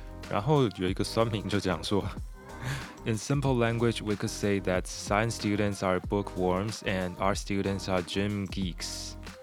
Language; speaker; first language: English; non-native, fluent; Chinese